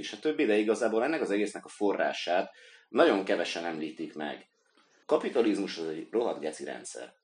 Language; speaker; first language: Hungarian; native; Hungarian